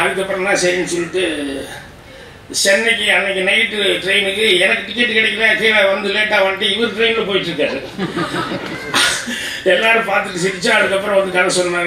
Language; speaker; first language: Tamil; native; Tamil